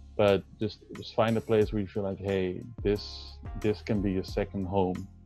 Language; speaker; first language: English; non-native, fluent; Dutch